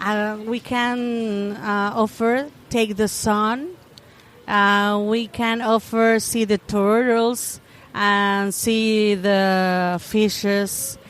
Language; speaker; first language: English; non-native, learner; Spanish